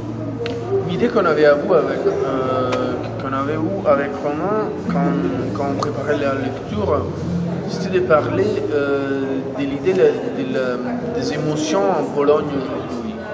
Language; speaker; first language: French; non-native, fluent; Italian